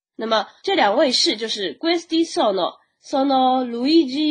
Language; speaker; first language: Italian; non-native, fluent; Chinese